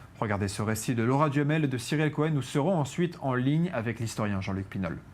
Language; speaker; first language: French; native; French